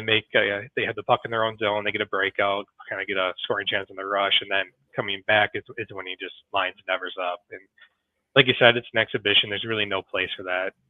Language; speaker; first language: English; native; English